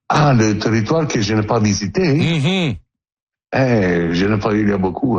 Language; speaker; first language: French; non-native, learner; Italian